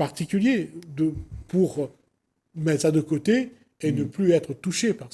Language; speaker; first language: French; native; French